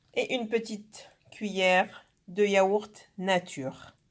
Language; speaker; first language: French; non-native, local second language; Arabic